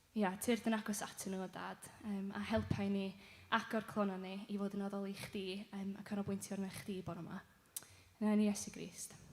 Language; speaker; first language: Welsh; native; Welsh